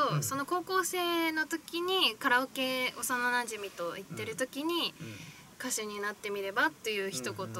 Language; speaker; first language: Japanese; native; Japanese